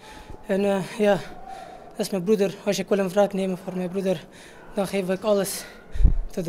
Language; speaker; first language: Dutch; non-native, learner; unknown